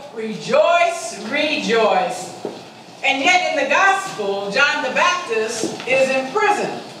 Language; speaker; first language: English; native; English